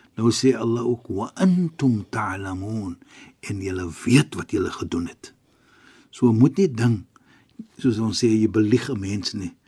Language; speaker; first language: Afrikaans; non-native, fluent; Arabic